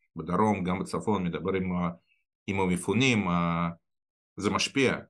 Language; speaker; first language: Hebrew; non-native, fluent; Russian